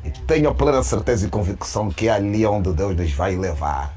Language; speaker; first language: Portuguese; native; Portuguese